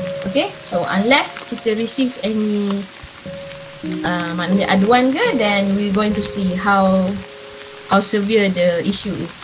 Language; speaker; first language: English; non-native, local second language; Malay